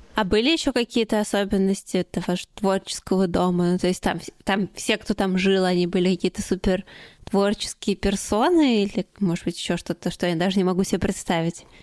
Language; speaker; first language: Russian; native; Russian